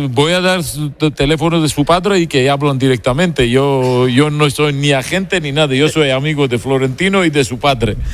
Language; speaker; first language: Spanish; non-native, fluent; Georgian